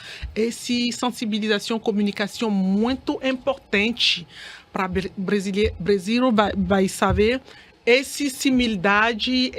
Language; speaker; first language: Portuguese; non-native, learner; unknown